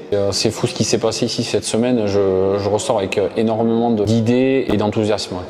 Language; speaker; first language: French; native; French